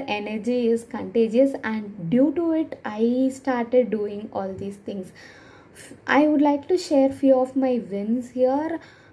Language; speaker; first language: English; non-native, local second language; Tamil